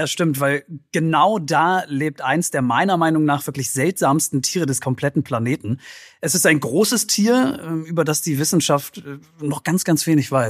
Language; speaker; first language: German; native; German